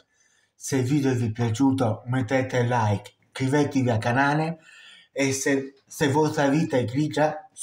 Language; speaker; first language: Italian; non-native, fluent; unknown